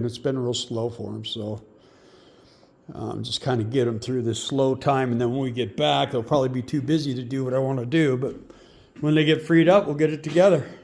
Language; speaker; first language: English; native; English